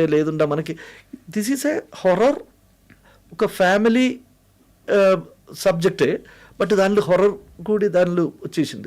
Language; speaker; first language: Telugu; non-native, fluent; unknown